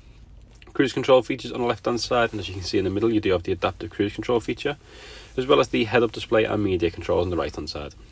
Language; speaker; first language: English; native; English